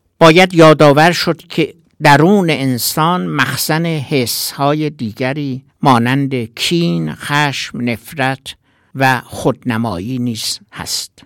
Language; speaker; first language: Persian; non-native, local second language; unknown